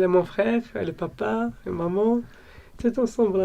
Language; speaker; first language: French; non-native, learner; Arabic